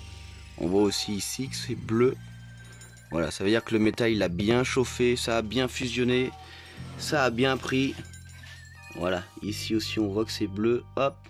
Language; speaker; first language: French; native; French